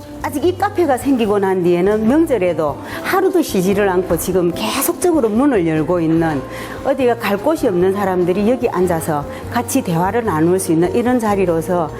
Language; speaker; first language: Korean; native; Korean